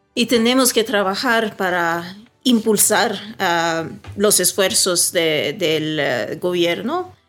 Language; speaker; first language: Spanish; early bilingual, heritage; Swedish